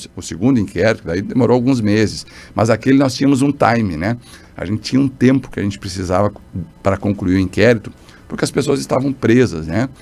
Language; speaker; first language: Portuguese; native; Portuguese